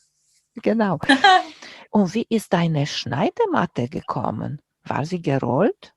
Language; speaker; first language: German; non-native, fluent; Romanian